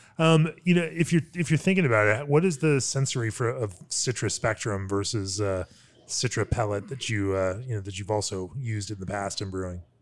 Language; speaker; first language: English; native; English